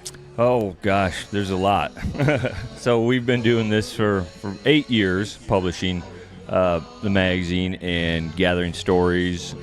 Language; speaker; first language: English; native; English